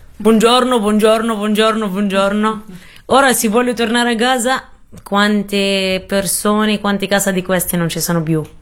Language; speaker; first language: Italian; non-native, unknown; Arabic